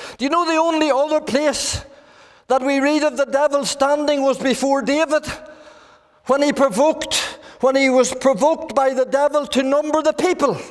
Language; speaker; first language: English; native; English